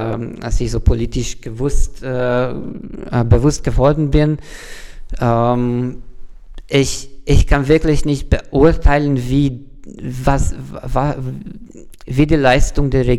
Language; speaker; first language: German; non-native, fluent; Hungarian